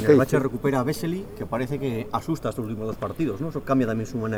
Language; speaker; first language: Spanish; native; Spanish